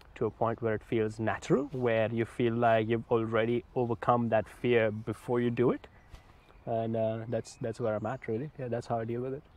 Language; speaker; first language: English; non-native, local second language; Hindi